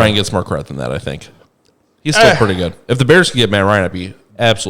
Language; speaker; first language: English; native; English